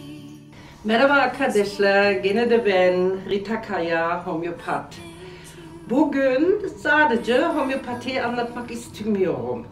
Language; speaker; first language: Turkish; non-native, learner; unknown